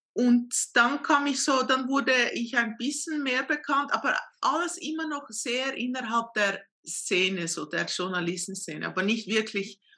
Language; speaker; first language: German; non-native, fluent; Portuguese